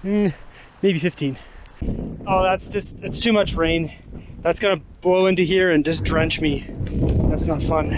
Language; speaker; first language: English; native; English